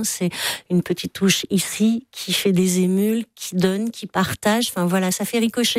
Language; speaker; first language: French; native; French